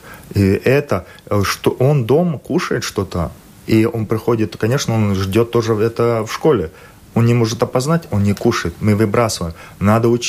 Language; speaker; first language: Russian; non-native, local second language; Latvian